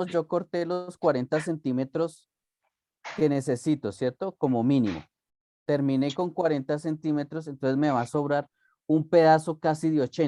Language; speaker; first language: Spanish; native; Spanish